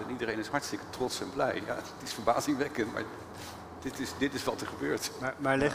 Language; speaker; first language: Dutch; native; Dutch